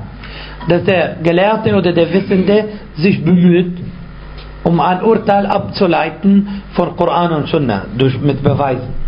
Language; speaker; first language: German; non-native, fluent; Arabic